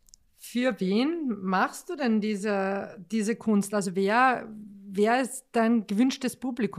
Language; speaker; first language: German; native; German